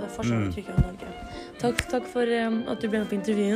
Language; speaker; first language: Norwegian; early bilingual, other home language; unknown